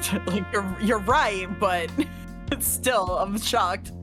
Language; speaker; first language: English; native; English